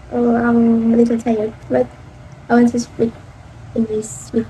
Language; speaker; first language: English; non-native, learner; Indonesian